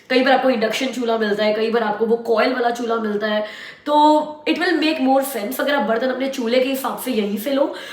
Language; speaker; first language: Hindi; native; Hindi